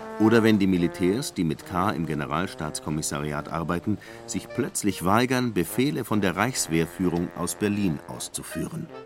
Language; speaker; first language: German; native; German